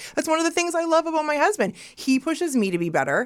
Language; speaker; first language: English; early bilingual, other home language; Yoruba